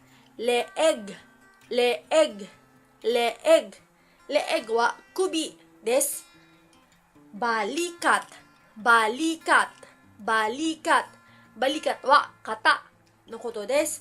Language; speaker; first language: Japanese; early bilingual, heritage; Filipino